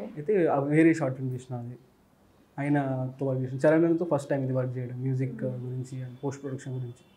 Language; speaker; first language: Telugu; non-native, fluent; Marathi